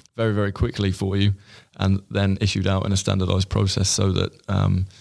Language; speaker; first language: English; native; English